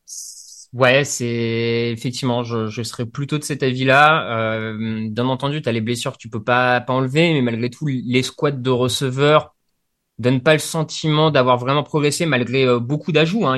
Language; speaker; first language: French; native; French